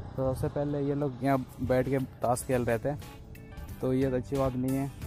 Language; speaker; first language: Hindi; non-native, local second language; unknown